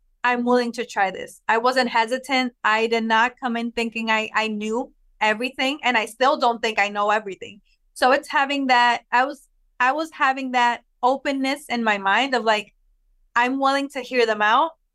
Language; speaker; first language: English; non-native, local second language; Spanish